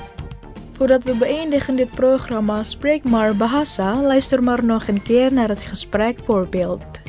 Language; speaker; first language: Dutch; non-native, fluent; Indonesian